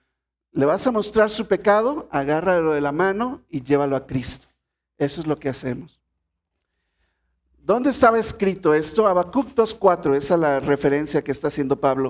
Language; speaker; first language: Spanish; native; Spanish